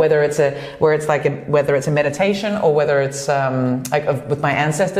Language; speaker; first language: English; native; English